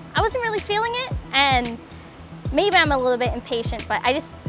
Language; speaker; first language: English; native; English